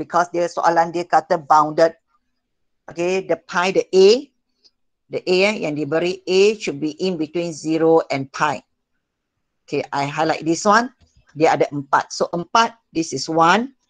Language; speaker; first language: English; non-native, local second language; Malay